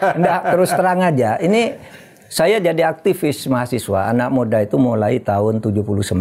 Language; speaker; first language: Indonesian; non-native, local second language; Madurese